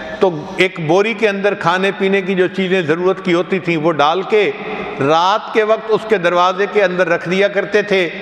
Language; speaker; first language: Urdu; non-native, local second language; Punjabi